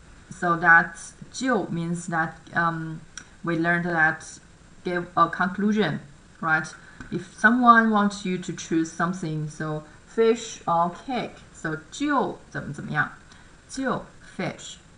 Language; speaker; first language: English; non-native, fluent; Chinese